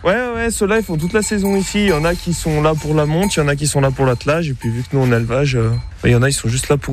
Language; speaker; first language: French; native; French